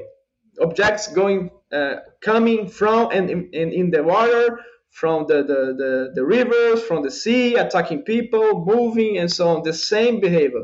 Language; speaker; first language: English; non-native, fluent; Portuguese